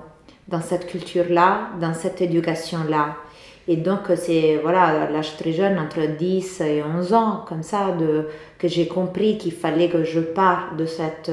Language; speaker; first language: French; non-native, fluent; Italian